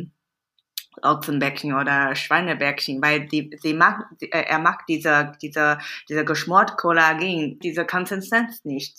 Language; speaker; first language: German; non-native, fluent; Chinese